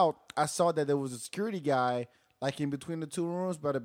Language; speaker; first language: English; non-native, fluent; Wolof